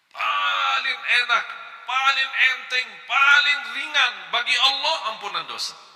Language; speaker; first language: Malay; non-native, fluent; Arabic